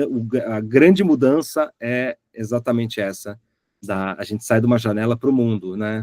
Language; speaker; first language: Portuguese; native; Portuguese